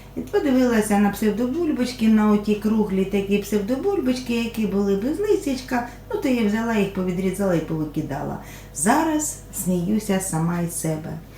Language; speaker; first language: Ukrainian; non-native, local second language; Russian